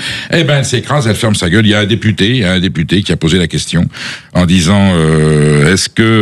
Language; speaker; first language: French; native; French